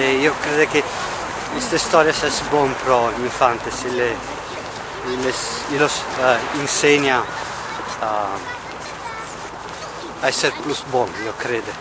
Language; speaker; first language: Italian; non-native, learner; Russian